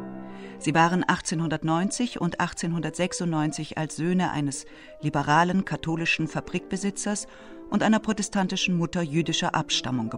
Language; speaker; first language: German; native; German